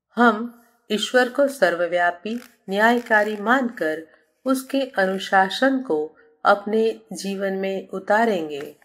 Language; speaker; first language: Hindi; native; Hindi